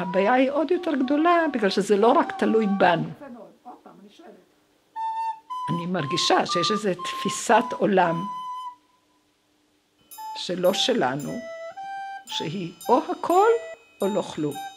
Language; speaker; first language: Hebrew; early bilingual, other home language; Romanian